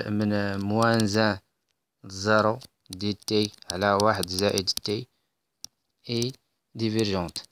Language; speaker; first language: Arabic; native; Arabic